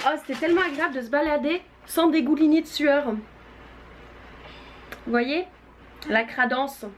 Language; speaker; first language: French; native; French